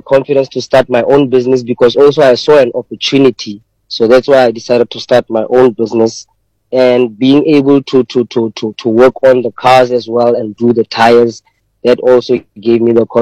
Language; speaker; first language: English; non-native, local second language; Tswana